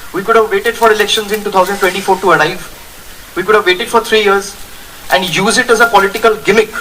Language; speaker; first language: English; non-native, local second language; Bangla